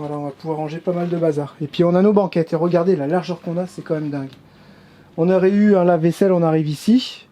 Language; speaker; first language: French; native; French